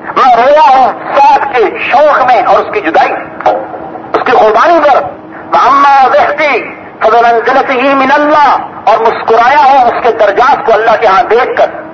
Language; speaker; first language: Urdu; non-native, local second language; Punjabi